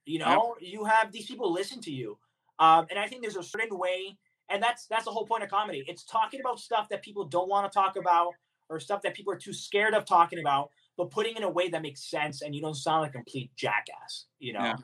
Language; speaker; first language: English; early bilingual, other home language; Spanish